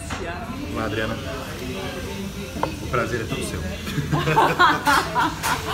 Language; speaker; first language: Portuguese; native; Portuguese